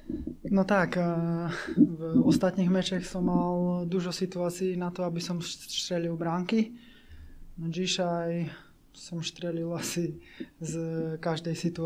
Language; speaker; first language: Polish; non-native, learner; Slovak